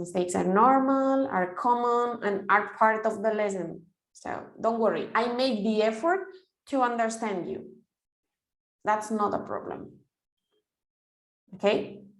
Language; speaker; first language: English; non-native, fluent; Spanish